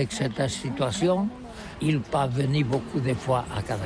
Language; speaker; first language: French; non-native, learner; Catalan